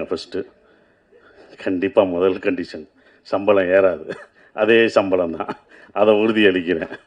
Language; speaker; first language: Tamil; native; Tamil